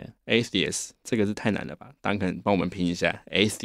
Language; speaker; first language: Chinese; native; Chinese